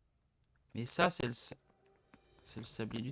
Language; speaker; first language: French; native; French